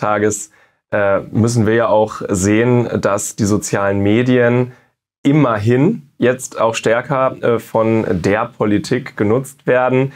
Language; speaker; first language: German; native; German